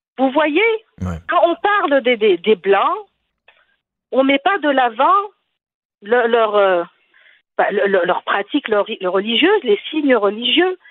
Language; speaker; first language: French; non-native, local second language; Arabic